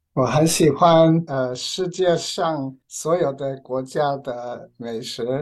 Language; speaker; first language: Chinese; non-native, learner; English